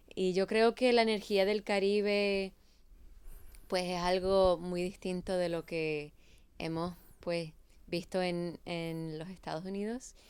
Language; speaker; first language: Spanish; early bilingual, heritage; Spanish